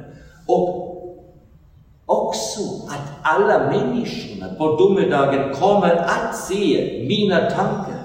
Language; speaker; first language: Swedish; non-native, fluent; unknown